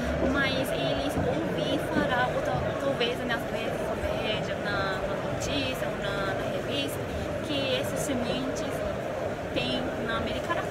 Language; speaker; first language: Portuguese; non-native, learner; Japanese